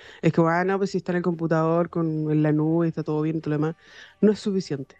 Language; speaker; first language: Spanish; native; Spanish